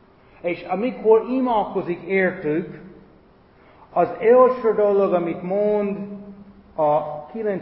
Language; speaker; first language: Hungarian; non-native, fluent; English